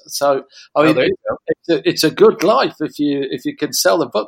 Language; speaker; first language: English; native; English